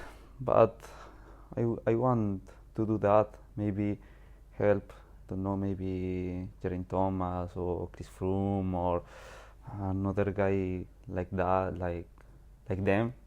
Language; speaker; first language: English; non-native, learner; Spanish